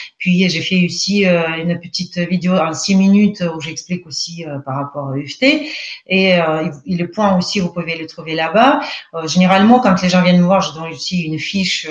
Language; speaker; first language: French; non-native, fluent; Russian